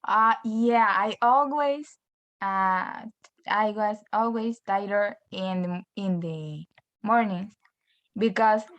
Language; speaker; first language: English; non-native, learner; Spanish